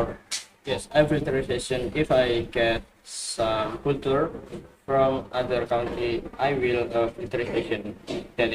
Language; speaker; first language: English; non-native, learner; Indonesian